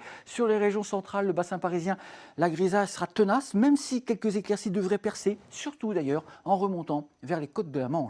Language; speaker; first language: French; native; French